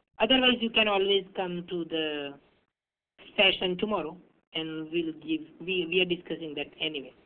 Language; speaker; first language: English; non-native, local second language; Hindi